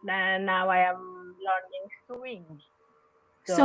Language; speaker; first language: English; non-native, learner; Odia